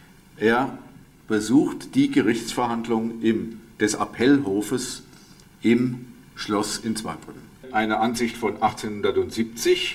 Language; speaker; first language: German; native; German